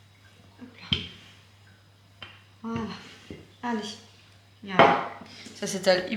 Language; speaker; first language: French; native; French